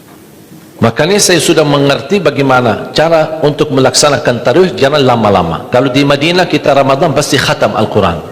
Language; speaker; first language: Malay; non-native, fluent; Arabic